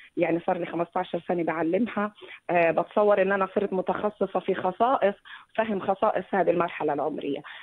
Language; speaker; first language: Arabic; native; Arabic